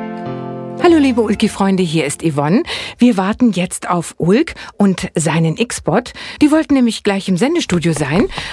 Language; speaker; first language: German; native; German